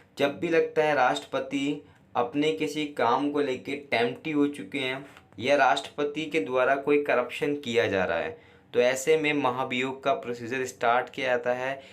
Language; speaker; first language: Hindi; native; Hindi